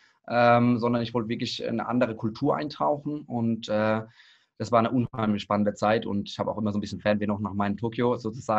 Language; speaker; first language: German; native; German